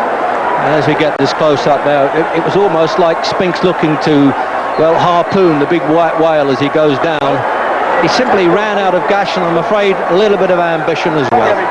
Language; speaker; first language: English; native; English